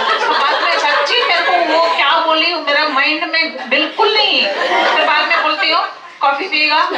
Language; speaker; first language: Hindi; non-native, local second language; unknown